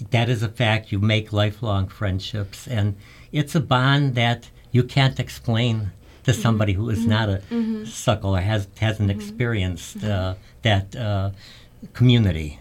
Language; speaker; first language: English; early bilingual, other home language; Czech